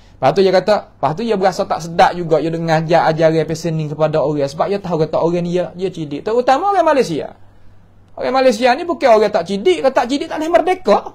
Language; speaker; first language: Malay; native; Malay